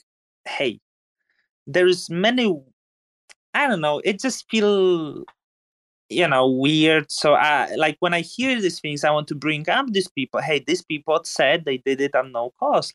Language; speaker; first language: English; non-native, fluent; Polish